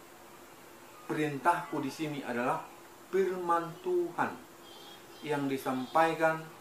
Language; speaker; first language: Indonesian; native; Indonesian